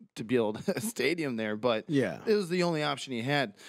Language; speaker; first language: English; native; English